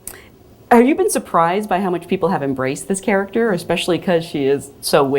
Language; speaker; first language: English; native; English